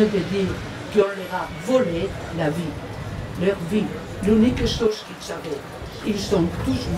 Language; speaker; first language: French; non-native, fluent; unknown